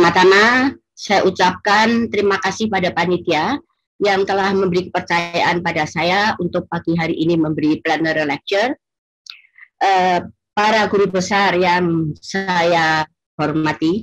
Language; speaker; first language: Indonesian; native; Indonesian